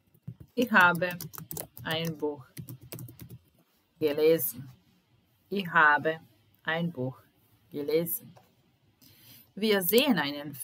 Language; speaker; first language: German; non-native, fluent; Serbian